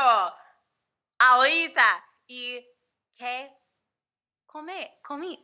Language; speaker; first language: Spanish; non-native, learner; English